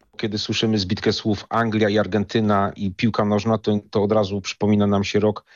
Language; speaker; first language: Polish; native; Polish